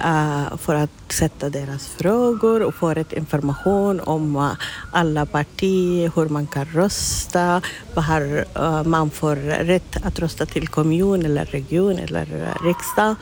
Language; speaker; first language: Swedish; non-native, fluent; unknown